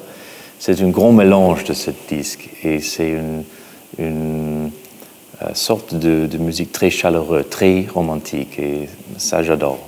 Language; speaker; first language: French; non-native, fluent; English